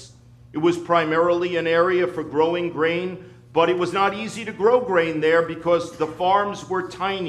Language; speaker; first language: English; native; English